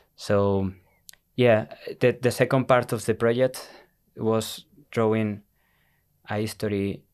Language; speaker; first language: English; non-native, fluent; Spanish